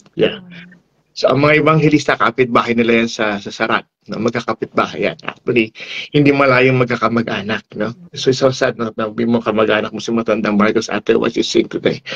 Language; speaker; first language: Filipino; non-native, local second language; Iloko